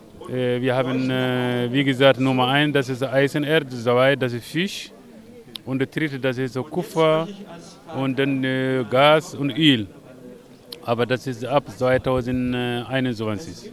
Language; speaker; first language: German; non-native, learner; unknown